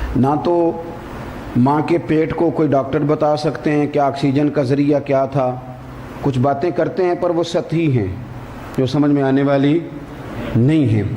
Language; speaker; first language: Urdu; non-native, local second language; Punjabi